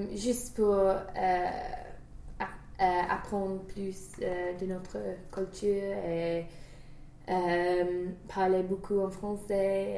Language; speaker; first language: French; non-native, learner; English